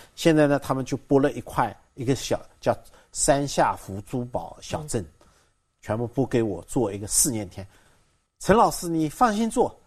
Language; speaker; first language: Chinese; native; Chinese